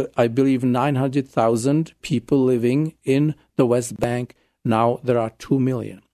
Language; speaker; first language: English; non-native, fluent; Czech